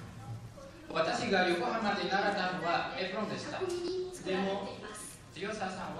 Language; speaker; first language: Japanese; non-native, fluent; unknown